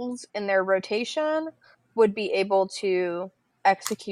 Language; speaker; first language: English; native; English